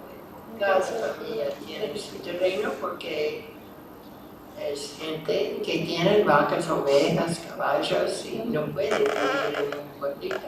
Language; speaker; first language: Spanish; non-native, fluent; English